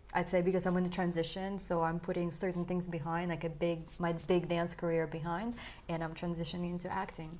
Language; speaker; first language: English; early bilingual, other home language; Russian